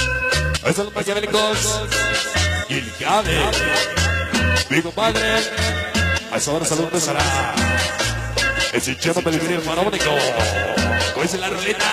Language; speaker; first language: Spanish; native; Spanish